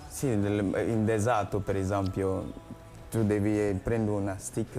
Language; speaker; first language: Italian; non-native, learner; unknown